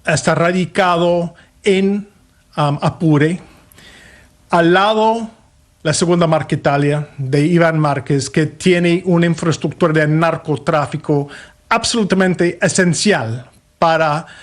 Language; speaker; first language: Spanish; non-native, fluent; English